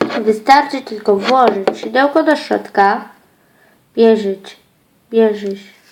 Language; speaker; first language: Polish; early bilingual, other home language; Ukrainian